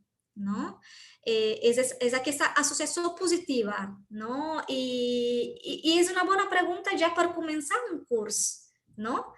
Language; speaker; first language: Catalan; non-native, fluent; Portuguese